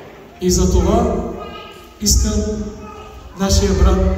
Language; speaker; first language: Bulgarian; non-native, local second language; Turkish